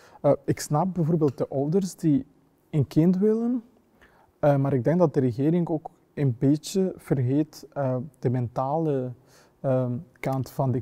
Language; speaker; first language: Dutch; non-native, fluent; Kinyarwanda